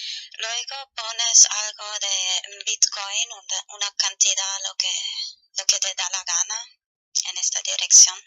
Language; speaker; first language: Spanish; non-native, fluent; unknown